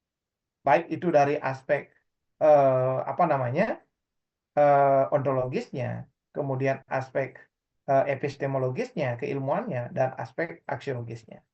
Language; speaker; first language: Indonesian; non-native, local second language; Balinese